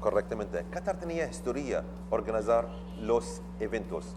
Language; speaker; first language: Spanish; non-native, learner; Arabic